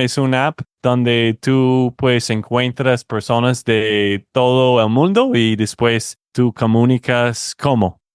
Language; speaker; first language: Spanish; non-native, fluent; English